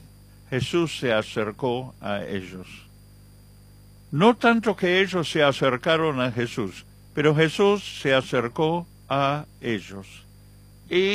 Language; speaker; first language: Spanish; non-native, fluent; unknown